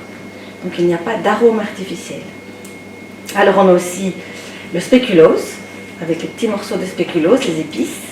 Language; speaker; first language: French; native; French